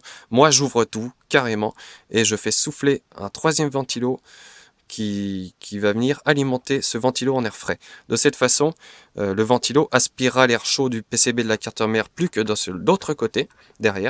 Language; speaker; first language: French; native; French